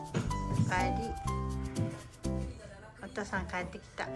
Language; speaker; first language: Japanese; native; Japanese